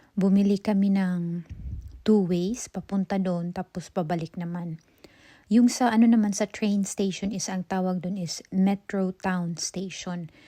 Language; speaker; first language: Filipino; non-native, local second language; Cebuano